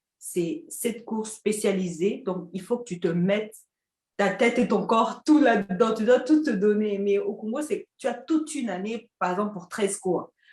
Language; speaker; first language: French; non-native, local second language; Lingala